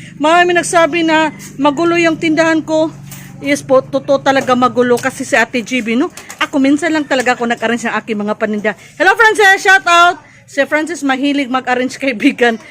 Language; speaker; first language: Filipino; native; Filipino